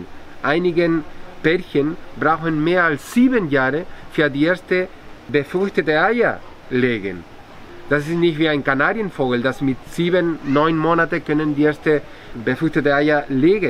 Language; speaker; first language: German; non-native, fluent; Spanish